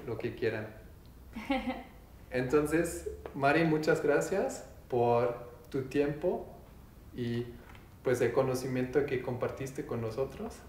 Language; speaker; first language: Spanish; non-native, learner; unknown